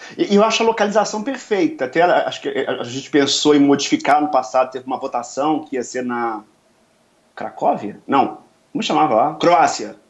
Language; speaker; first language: Portuguese; native; Portuguese